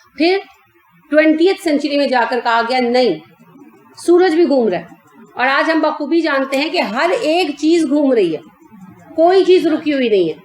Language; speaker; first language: Urdu; native; Urdu